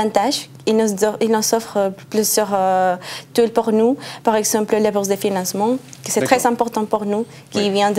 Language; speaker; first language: French; non-native, learner; Spanish